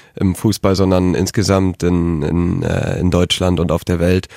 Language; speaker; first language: German; native; German